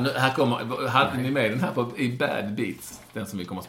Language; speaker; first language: Swedish; native; Swedish